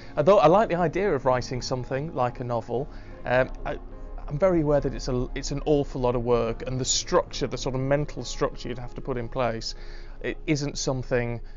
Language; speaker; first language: English; native; English